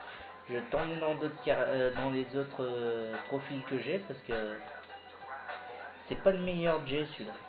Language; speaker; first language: French; native; French